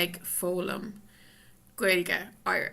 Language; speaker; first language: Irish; non-native, local second language; English